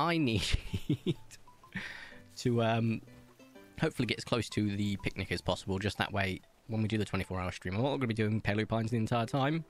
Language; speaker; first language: English; native; English